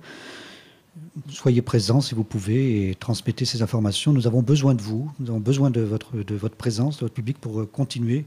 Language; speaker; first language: French; native; French